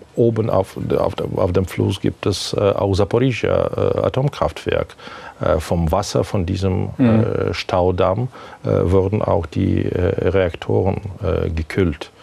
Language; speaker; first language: German; non-native, fluent; Ukrainian